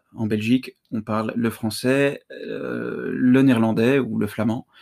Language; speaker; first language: French; native; French